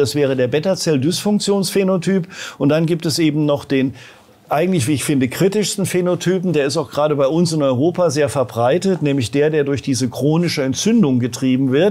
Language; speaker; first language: German; native; German